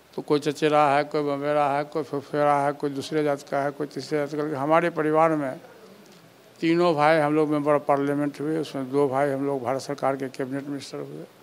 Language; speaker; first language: Hindi; native; Hindi